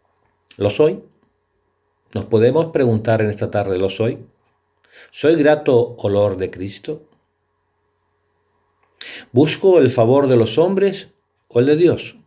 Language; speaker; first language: Spanish; native; Spanish